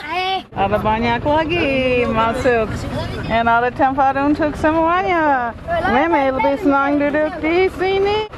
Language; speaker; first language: Indonesian; non-native, learner; English